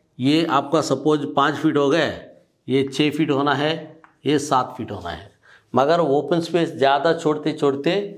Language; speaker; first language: Hindi; non-native, local second language; Telugu